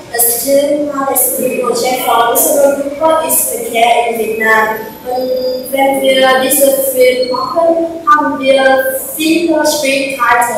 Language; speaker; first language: German; non-native, learner; Vietnamese